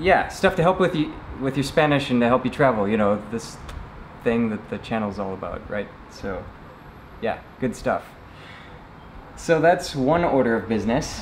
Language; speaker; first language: English; native; English